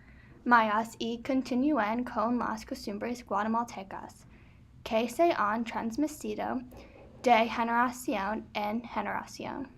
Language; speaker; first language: Spanish; non-native, learner; English